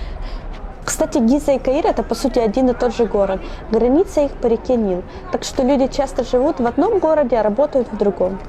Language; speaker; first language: Russian; native; Russian